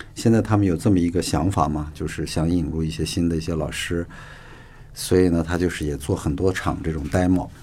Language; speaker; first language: Chinese; native; Chinese